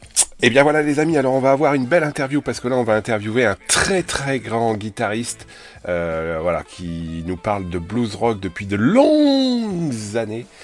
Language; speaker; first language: French; native; French